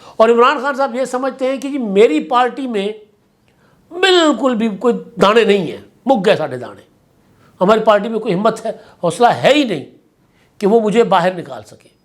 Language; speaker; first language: Urdu; non-native, local second language; Sindhi